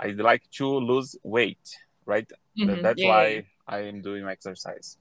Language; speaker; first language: English; non-native, learner; Portuguese